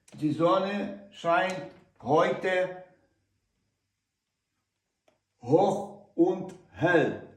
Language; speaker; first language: German; non-native, learner; Ukrainian